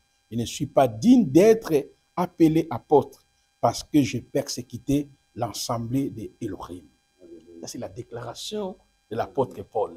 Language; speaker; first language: French; non-native, local second language; Lingala